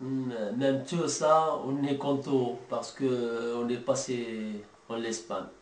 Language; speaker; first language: French; non-native, learner; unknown